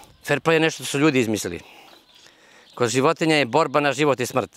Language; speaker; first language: Bosnian; native; Bosnian